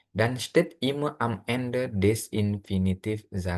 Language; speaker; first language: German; non-native, fluent; Indonesian